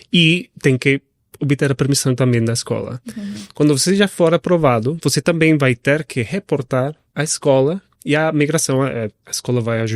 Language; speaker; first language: Portuguese; non-native, fluent; Spanish